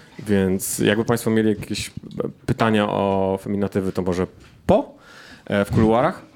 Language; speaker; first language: Polish; native; Polish